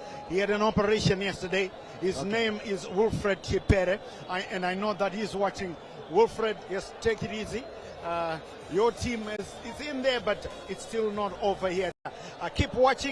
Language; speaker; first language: English; non-native, local second language; Shona